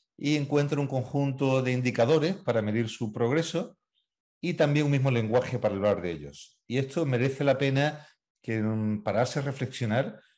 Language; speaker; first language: Spanish; native; Spanish